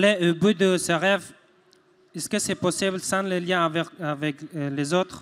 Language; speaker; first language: French; non-native, fluent; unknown